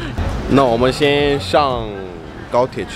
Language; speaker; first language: Chinese; non-native, fluent; Korean